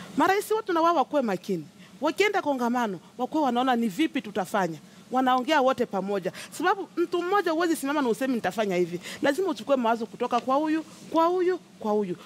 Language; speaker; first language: Swahili; native; Swahili